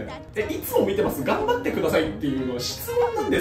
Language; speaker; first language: Japanese; native; Japanese